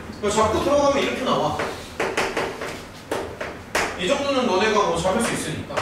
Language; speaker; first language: Korean; native; Korean